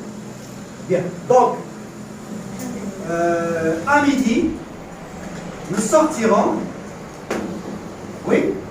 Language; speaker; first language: French; non-native, local second language; Arabic